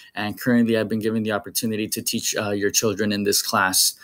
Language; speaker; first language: English; early bilingual, other home language; Spanish